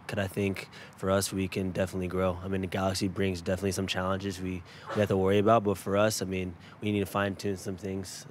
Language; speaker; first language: English; native; English